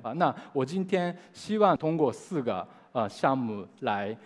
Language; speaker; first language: Chinese; non-native, fluent; Japanese